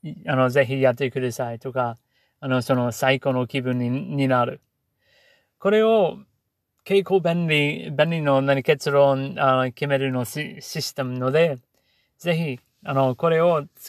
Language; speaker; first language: Japanese; non-native, learner; English